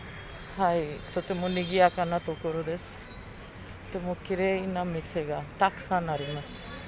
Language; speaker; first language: Japanese; non-native, fluent; Hindi